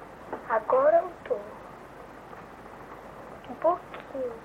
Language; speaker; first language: Portuguese; early bilingual, heritage; Portuguese